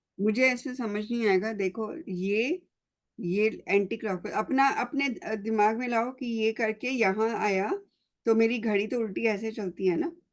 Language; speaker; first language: Hindi; non-native, local second language; Punjabi